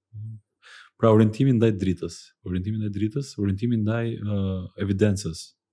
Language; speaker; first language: Albanian; early bilingual, heritage; Albanian